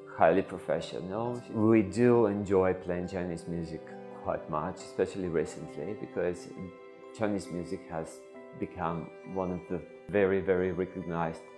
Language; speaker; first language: English; non-native, fluent; Bulgarian